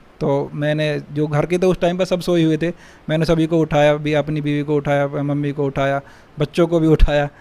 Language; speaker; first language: Hindi; native; Hindi